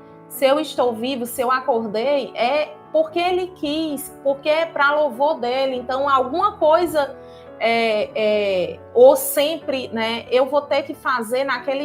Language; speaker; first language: Portuguese; native; Portuguese